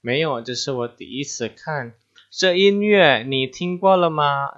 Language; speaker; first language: Chinese; non-native, fluent; Indonesian